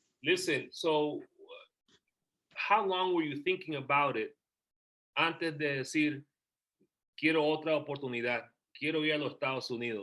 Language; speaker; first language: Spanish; early bilingual, heritage; Spanish